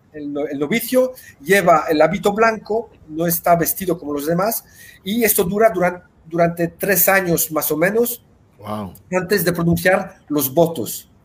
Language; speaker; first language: Spanish; early bilingual, heritage; Spanish